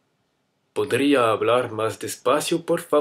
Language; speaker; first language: Spanish; non-native, learner; French